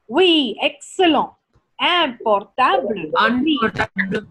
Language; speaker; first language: French; non-native, fluent; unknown